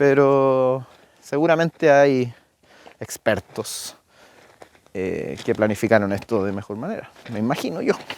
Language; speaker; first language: Spanish; native; Spanish